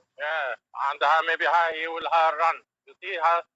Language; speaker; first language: English; non-native, learner; Arabic